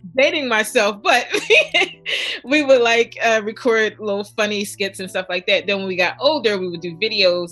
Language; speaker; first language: English; native; English